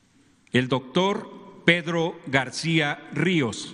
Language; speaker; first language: Spanish; native; Spanish